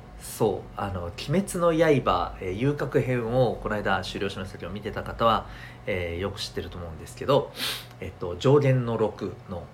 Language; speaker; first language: Japanese; native; Japanese